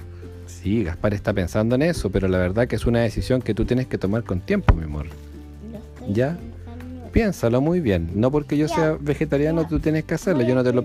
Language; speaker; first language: Spanish; native; Spanish